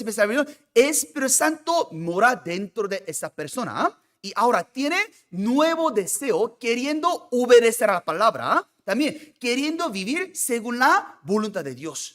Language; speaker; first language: Spanish; non-native, fluent; Korean